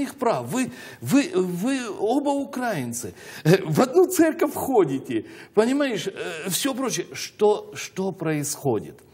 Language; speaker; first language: Russian; native; Russian